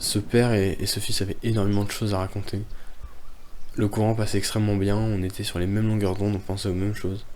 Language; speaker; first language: French; native; French